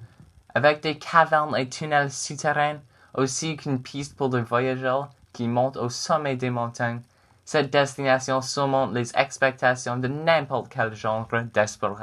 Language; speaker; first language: French; non-native, fluent; English